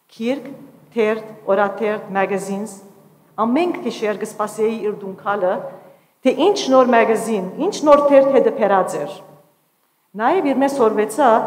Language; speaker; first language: Armenian; early bilingual, heritage; Armenian